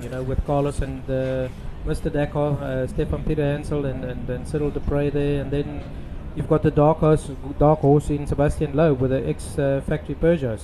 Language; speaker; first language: English; non-native, local second language; Afrikaans